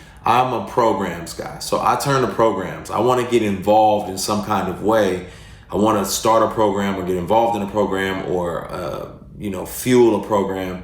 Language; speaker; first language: English; native; English